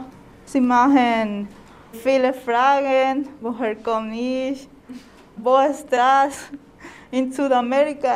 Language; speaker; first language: German; non-native, fluent; Spanish